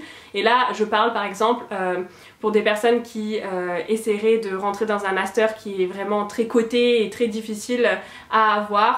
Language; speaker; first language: French; native; French